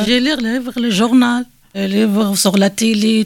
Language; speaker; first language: French; non-native, learner; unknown